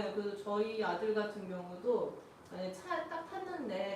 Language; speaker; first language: Korean; native; Korean